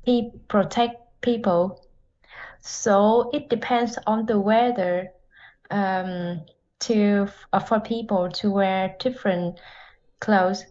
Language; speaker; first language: English; non-native, learner; Vietnamese